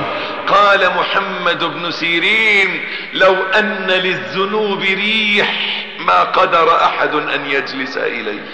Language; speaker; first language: Arabic; native; Arabic